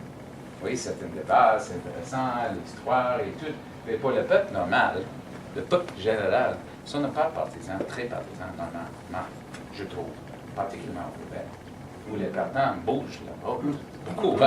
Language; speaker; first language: French; non-native, learner; English